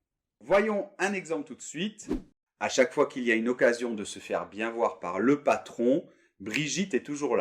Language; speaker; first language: French; native; French